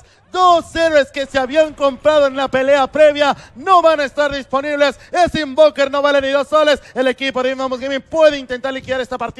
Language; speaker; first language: Spanish; native; Spanish